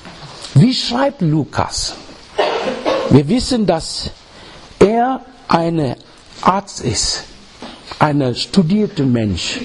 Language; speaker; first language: German; non-native, learner; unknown